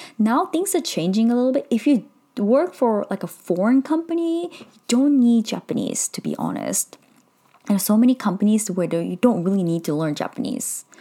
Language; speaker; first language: English; native; English